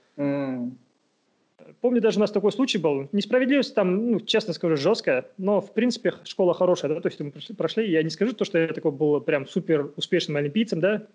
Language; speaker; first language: Russian; non-native, local second language; Kazakh